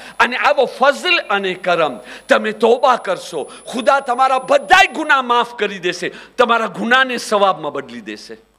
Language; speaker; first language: Gujarati; early bilingual, heritage; Gujarati